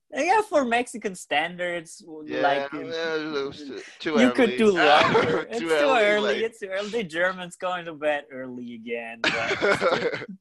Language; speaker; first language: English; non-native, fluent; German